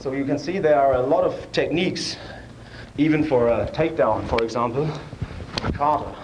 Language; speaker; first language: English; non-native, fluent; German